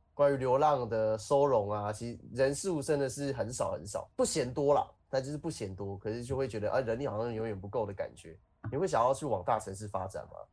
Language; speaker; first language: Chinese; native; Chinese